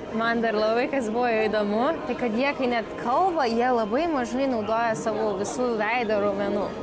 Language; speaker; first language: Lithuanian; native; Lithuanian